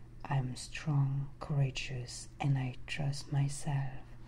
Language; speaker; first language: English; non-native, fluent; French